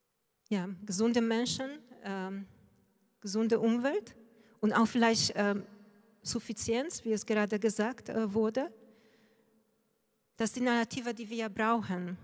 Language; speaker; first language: German; non-native, fluent; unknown